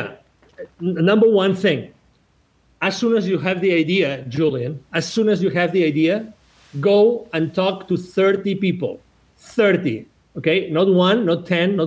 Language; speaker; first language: English; non-native, fluent; Spanish